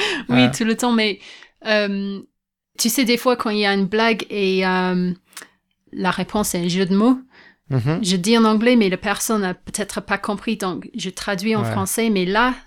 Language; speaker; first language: French; non-native, fluent; English